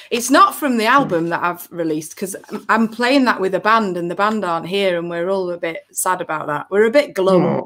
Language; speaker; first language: English; native; English